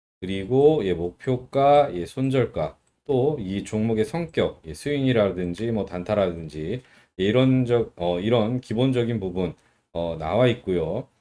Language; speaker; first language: Korean; native; Korean